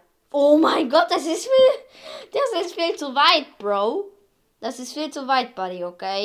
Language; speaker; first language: German; early bilingual, other home language; Hungarian